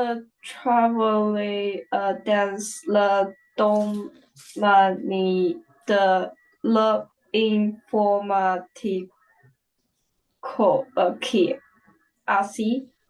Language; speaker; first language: French; non-native, learner; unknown